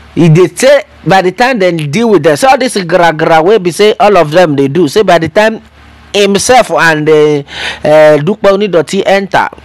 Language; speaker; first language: Nigerian Pidgin; non-native, local second language; Yoruba